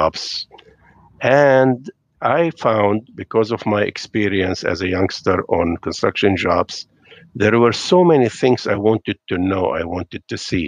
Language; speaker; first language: English; non-native, fluent; Arabic